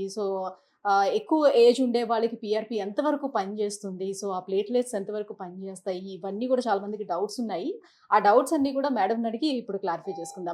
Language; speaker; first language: Telugu; native; Telugu